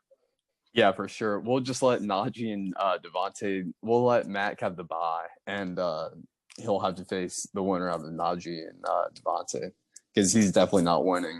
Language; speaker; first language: English; native; English